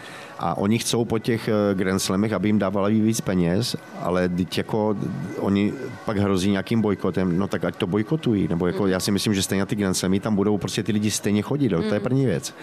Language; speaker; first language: Czech; native; Czech